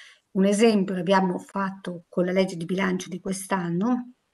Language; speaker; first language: Italian; native; Italian